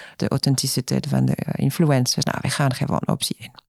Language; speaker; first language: Dutch; non-native, fluent; French